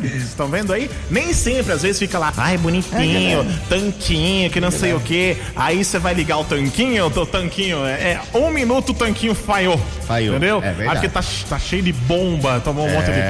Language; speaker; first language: Portuguese; native; Portuguese